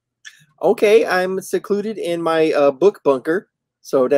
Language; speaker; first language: English; native; English